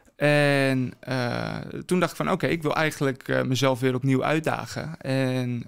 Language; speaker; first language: Dutch; native; Dutch